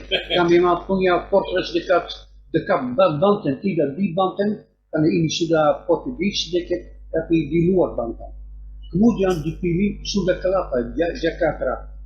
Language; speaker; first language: Indonesian; non-native, fluent; Dutch